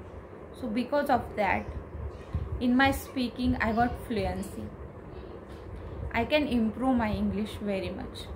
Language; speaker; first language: English; non-native, learner; Marathi